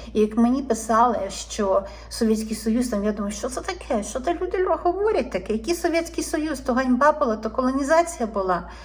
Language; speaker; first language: Ukrainian; native; Ukrainian